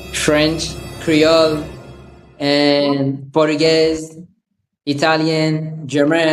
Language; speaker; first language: English; non-native, fluent; Haitian Creole